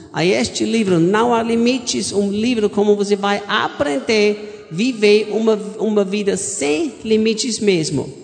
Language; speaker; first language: Portuguese; non-native, learner; German